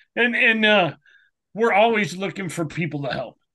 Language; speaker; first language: English; native; English